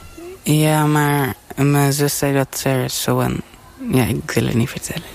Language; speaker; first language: Dutch; early bilingual, other home language; Turkish